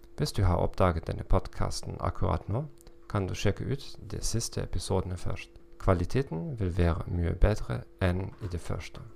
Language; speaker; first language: Norwegian; non-native, learner; German